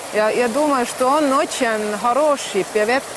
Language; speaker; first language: Russian; non-native, learner; Estonian